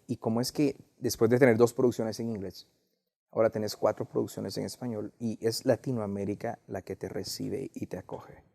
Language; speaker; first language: Spanish; native; Spanish